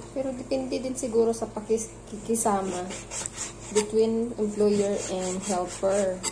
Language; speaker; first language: Filipino; non-native, local second language; Hiligaynon